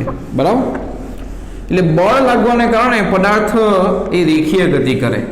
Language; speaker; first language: Gujarati; native; Gujarati